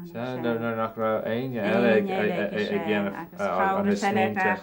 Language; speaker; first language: Irish; non-native, local second language; English